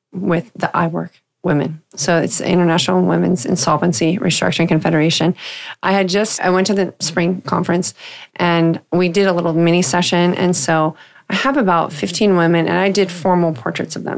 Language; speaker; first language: English; native; English